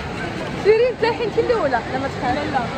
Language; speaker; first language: Arabic; native; Arabic